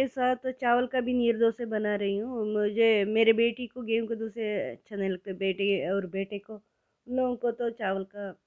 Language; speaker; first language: Hindi; non-native, local second language; Kannada